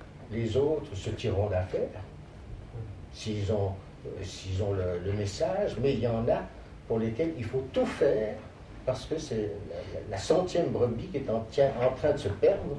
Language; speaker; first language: French; native; French